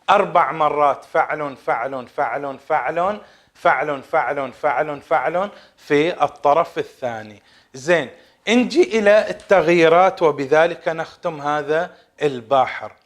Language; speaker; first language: Arabic; native; Arabic